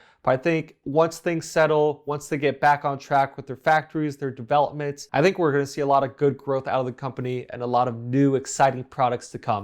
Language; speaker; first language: English; native; English